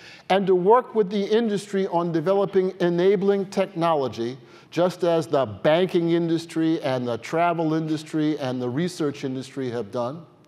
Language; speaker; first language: English; native; English